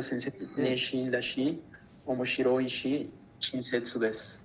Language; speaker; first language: Japanese; non-native, learner; Spanish